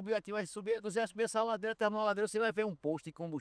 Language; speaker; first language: Portuguese; native; Portuguese